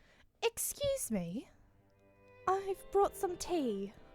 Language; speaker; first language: English; native; English